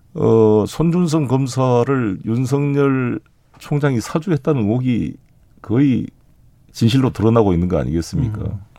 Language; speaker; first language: Korean; native; Korean